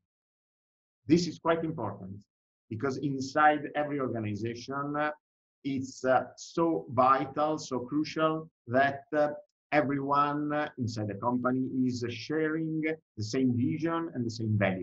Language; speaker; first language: English; non-native, fluent; Italian